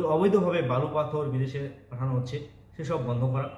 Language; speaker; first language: Bangla; non-native, local second language; Rangpuri